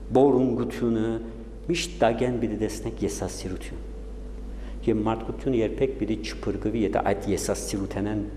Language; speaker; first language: Armenian; native; Armenian